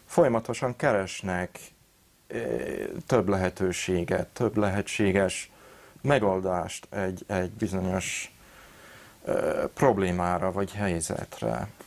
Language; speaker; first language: Hungarian; non-native, fluent; English